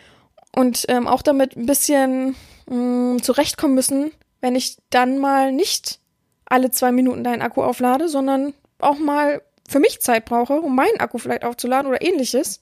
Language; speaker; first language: German; native; German